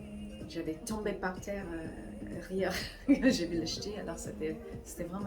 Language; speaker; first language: French; non-native, fluent; English